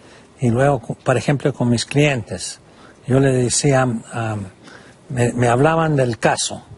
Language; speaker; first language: Spanish; non-native, fluent; English